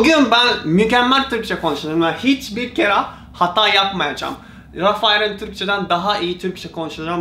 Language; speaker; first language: Turkish; non-native, learner; Japanese